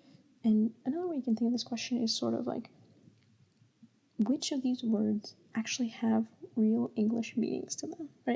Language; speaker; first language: English; native; English